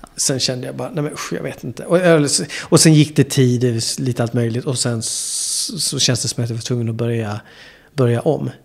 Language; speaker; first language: Swedish; native; Swedish